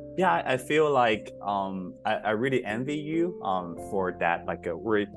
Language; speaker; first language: English; non-native, fluent; Chinese